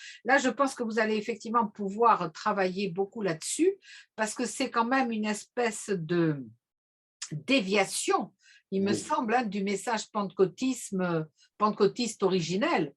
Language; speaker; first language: French; native; French